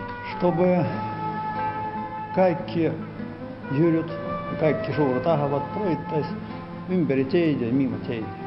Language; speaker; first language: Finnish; non-native, learner; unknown